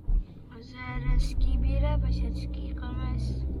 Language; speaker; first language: Dutch; early bilingual, other home language; Uyghur